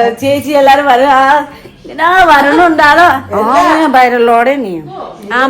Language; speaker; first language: Malayalam; non-native, fluent; Nepali